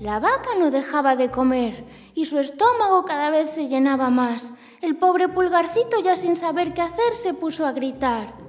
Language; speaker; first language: Spanish; native; Spanish